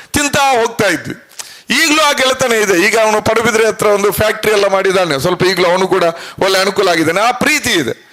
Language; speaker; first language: Kannada; non-native, local second language; Malayalam